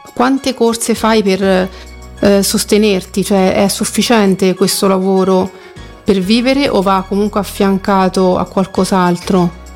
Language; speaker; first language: Italian; native; Italian